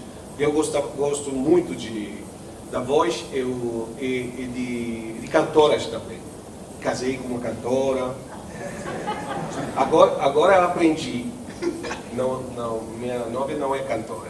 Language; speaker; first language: Portuguese; non-native, fluent; Italian